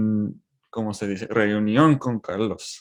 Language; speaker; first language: Spanish; non-native, learner; English